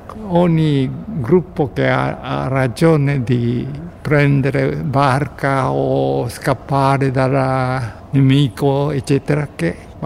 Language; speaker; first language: Italian; non-native, learner; Japanese